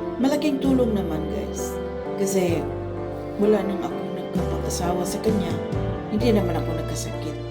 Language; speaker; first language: Filipino; non-native, local second language; Cebuano